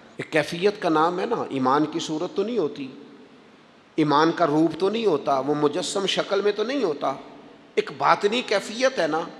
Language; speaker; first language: Urdu; non-native, local second language; Punjabi